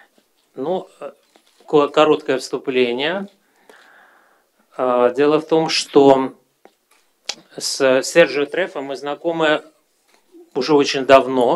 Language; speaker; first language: Russian; native; Russian